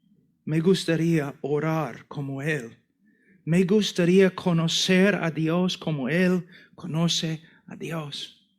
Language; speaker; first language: Spanish; non-native, fluent; English